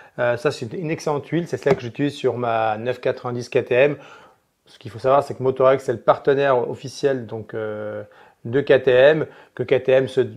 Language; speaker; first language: French; native; French